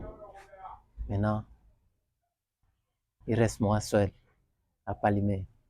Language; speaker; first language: French; non-native, learner; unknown